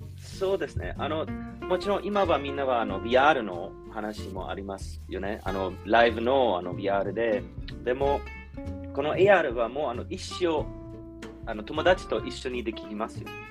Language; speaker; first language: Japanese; non-native, learner; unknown